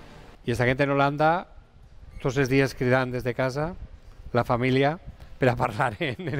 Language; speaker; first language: Catalan; native; Catalan